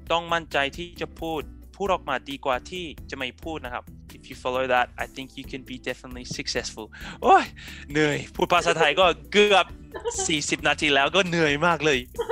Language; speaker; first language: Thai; non-native, fluent; English